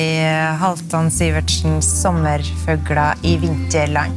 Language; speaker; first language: Norwegian; native; Norwegian